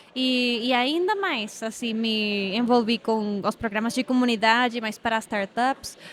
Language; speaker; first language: Portuguese; non-native, fluent; Spanish